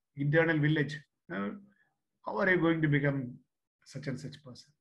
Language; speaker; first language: English; non-native, local second language; Malayalam